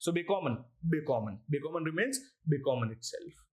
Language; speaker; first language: German; non-native, learner; Gujarati